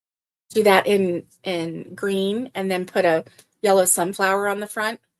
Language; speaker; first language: English; native; English